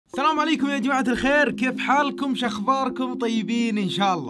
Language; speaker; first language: Arabic; native; Arabic